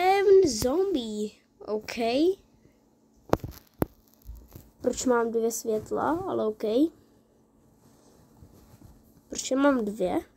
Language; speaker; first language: Czech; early bilingual, other home language; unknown